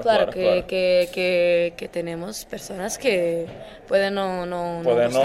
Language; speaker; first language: Spanish; non-native, learner; Portuguese